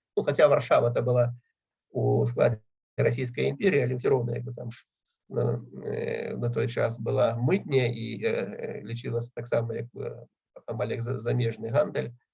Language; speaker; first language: Belarusian; native; Belarusian